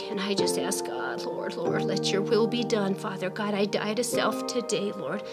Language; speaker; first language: English; native; English